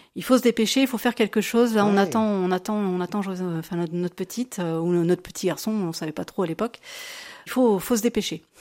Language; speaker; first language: French; native; French